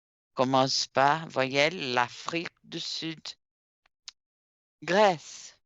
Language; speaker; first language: French; non-native, fluent; Portuguese